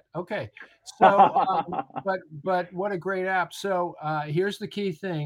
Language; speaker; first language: English; native; English